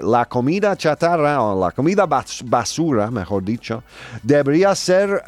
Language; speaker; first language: Spanish; non-native, fluent; English